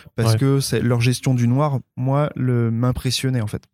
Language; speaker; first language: French; native; French